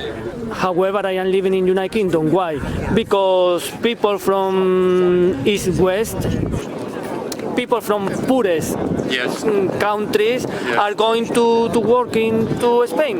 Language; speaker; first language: English; non-native, learner; Spanish